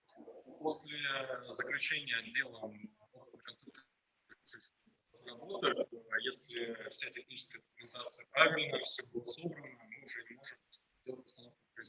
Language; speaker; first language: Russian; native; Russian